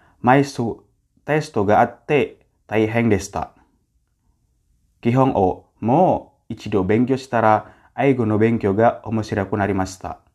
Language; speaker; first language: Japanese; non-native, learner; Indonesian